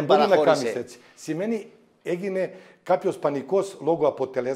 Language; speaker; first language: Greek; non-native, fluent; Serbian